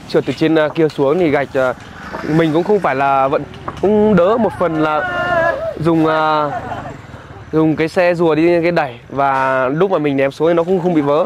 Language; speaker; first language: Vietnamese; native; Vietnamese